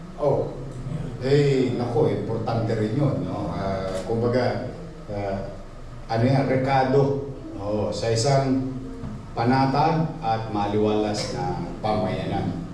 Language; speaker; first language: Filipino; native; Filipino